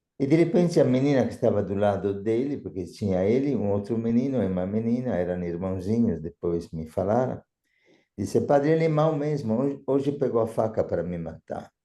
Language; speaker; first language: Portuguese; non-native, fluent; Italian